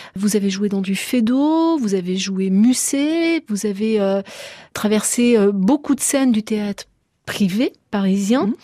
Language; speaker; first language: French; native; French